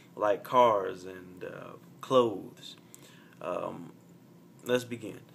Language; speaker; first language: English; native; English